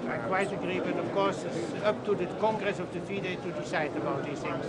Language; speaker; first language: English; non-native, fluent; Dutch